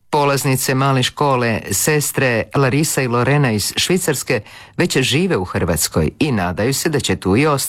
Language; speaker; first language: Croatian; native; Croatian